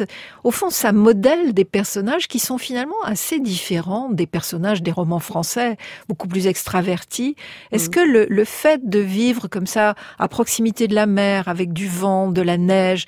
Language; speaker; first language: French; native; French